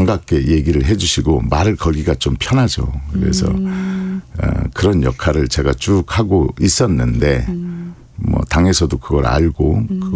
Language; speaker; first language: Korean; native; Korean